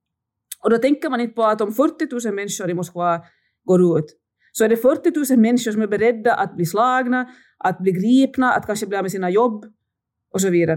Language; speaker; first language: Swedish; native; Swedish